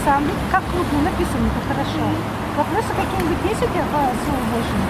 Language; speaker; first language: Russian; native; Russian